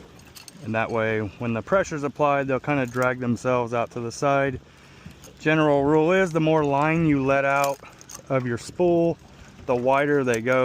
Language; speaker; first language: English; native; English